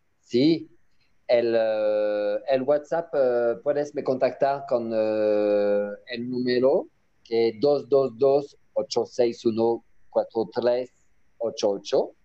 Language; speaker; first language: Spanish; non-native, learner; French